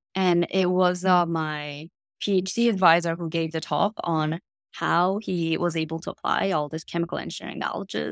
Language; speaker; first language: English; non-native, fluent; Korean